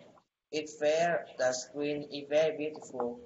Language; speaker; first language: English; non-native, learner; Vietnamese